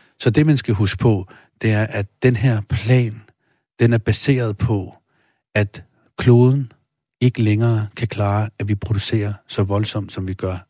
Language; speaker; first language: Danish; early bilingual, other home language; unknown